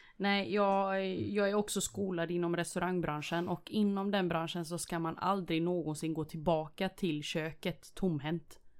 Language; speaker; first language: Swedish; early bilingual, other home language; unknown